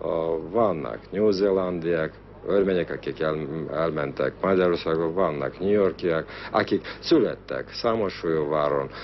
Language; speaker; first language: Hungarian; non-native, fluent; Armenian